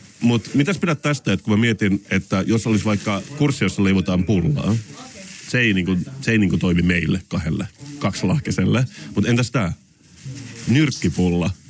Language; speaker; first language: Finnish; non-native, local second language; Swedish